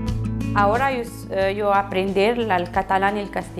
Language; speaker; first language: Spanish; non-native, learner; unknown